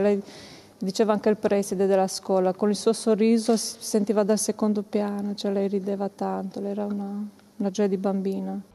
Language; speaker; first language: Italian; non-native, learner; Romanian